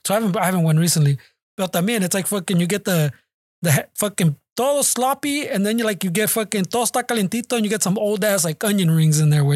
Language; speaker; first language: English; early bilingual, other home language; Spanish